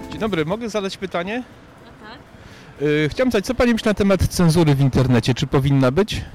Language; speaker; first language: Polish; native; Polish